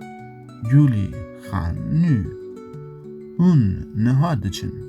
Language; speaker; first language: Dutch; non-native, learner; Kurdish